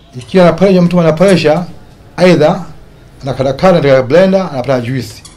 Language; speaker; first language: Swahili; native; Swahili